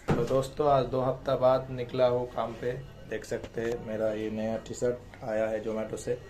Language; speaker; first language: Hindi; non-native, local second language; Bangla